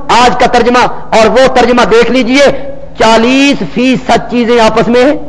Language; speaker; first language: Urdu; non-native, local second language; Punjabi